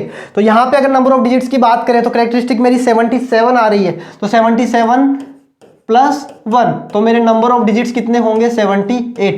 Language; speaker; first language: Hindi; native; Hindi